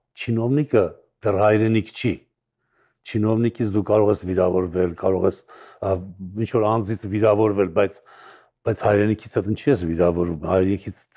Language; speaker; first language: Armenian; native; Armenian